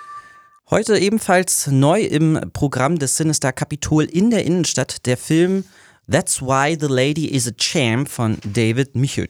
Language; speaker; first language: German; native; German